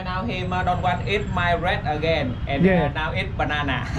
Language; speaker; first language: English; non-native, learner; Vietnamese